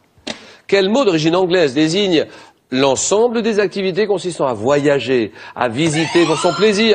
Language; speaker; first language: French; native; French